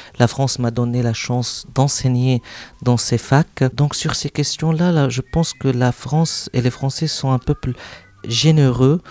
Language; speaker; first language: French; non-native, local second language; Arabic